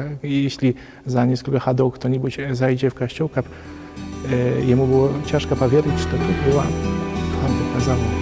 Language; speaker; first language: Polish; non-native, learner; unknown